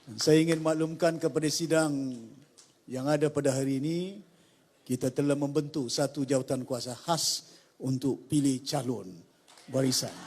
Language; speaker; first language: Malay; native; Malay